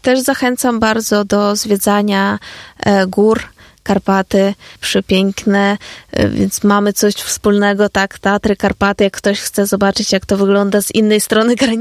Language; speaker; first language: Polish; non-native, fluent; Ukrainian